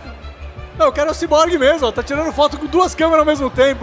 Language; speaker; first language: Portuguese; native; Portuguese